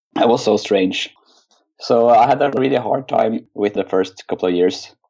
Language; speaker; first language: English; non-native, fluent; Norwegian